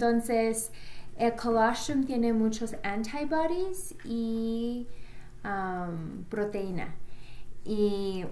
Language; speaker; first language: Spanish; early bilingual, heritage; Spanish